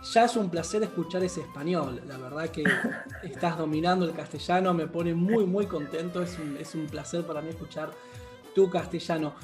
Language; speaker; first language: Spanish; native; Spanish